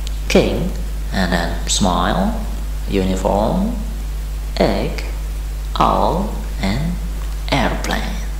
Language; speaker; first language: English; non-native, fluent; Indonesian